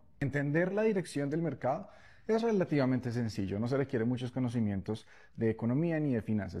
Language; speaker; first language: Spanish; native; Spanish